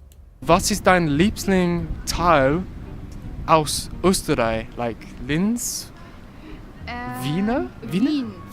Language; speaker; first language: German; non-native, learner; English